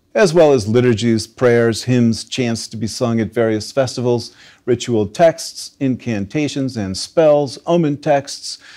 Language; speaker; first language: English; native; English